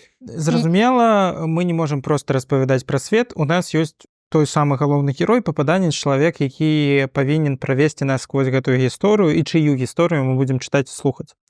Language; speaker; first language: Belarusian; non-native, local second language; Russian